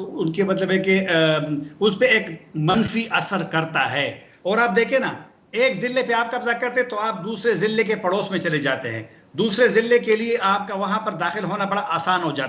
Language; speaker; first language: Hindi; non-native, local second language; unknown